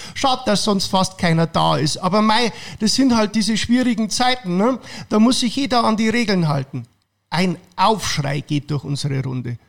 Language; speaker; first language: German; native; German